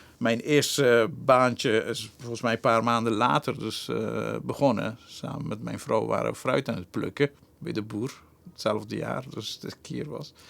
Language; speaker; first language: Dutch; non-native, fluent; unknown